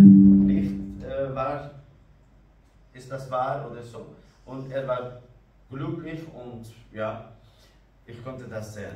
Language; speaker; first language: German; non-native, learner; Kurdish